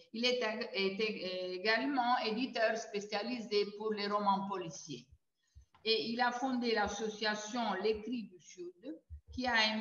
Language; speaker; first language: French; non-native, fluent; Italian